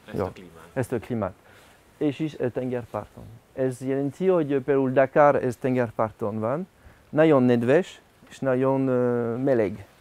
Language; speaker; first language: Hungarian; non-native, learner; French